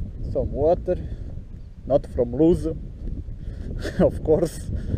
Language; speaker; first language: English; non-native, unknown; Portuguese